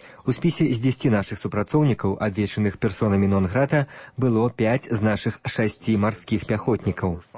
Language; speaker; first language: Belarusian; non-native, fluent; English